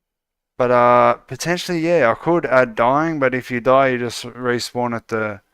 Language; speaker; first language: English; native; English